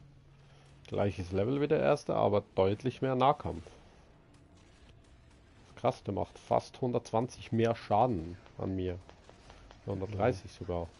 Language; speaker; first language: German; native; German